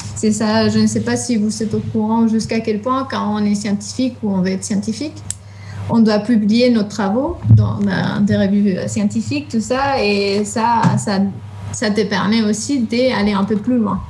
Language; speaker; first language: French; non-native, fluent; Spanish